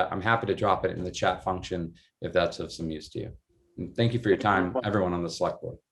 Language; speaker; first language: English; native; English